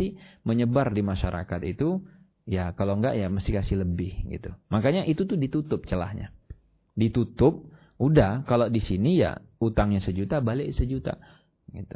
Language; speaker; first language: Indonesian; native; Indonesian